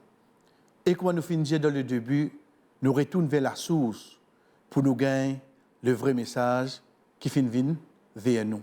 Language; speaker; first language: French; non-native, local second language; Morisyen